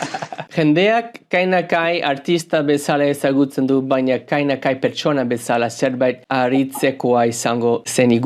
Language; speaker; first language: Basque; non-native, learner; English